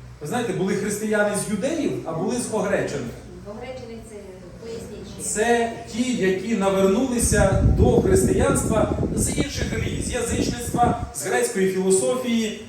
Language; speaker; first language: Ukrainian; non-native, local second language; Russian